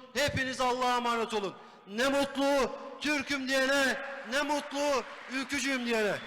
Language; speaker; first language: Turkish; native; Turkish